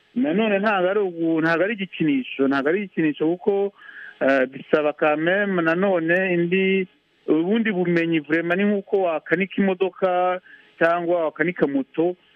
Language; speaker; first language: Kinyarwanda; early bilingual, heritage; Kinyarwanda